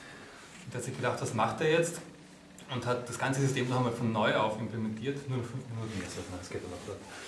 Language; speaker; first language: German; native; German